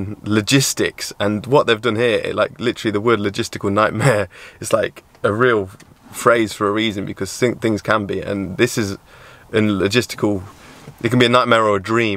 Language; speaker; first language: English; native; English